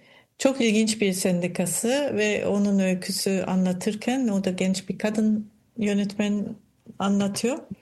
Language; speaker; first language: Turkish; non-native, fluent; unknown